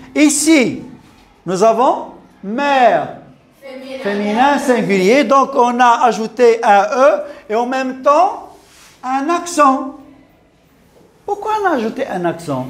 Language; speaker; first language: French; non-native, local second language; Arabic